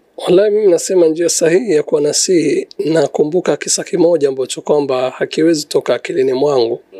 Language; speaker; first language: Swahili; native; Swahili